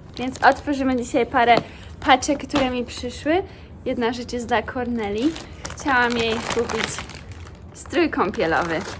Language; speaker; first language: Polish; native; Polish